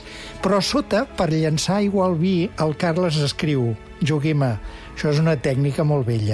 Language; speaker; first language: Catalan; native; Catalan